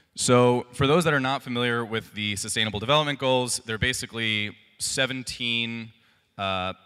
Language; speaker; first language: English; native; English